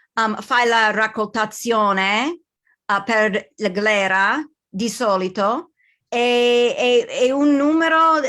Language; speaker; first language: Italian; non-native, learner; English